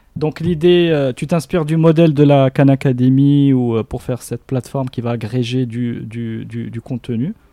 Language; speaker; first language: French; non-native, local second language; Arabic